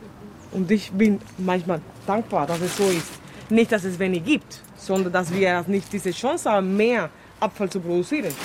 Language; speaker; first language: German; non-native, fluent; Spanish